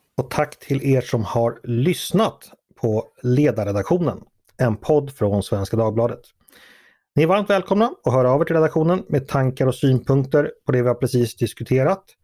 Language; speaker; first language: Swedish; native; Swedish